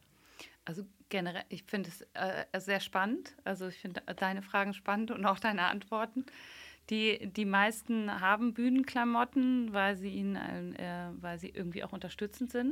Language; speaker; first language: German; native; German